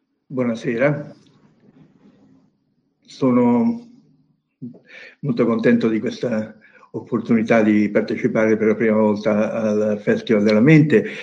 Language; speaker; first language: Italian; native; Italian